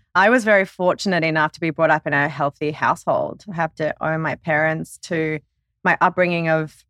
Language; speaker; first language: English; native; English